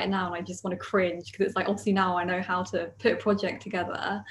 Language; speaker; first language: English; native; English